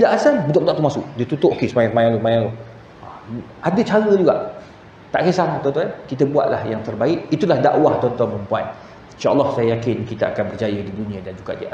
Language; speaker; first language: Malay; native; Malay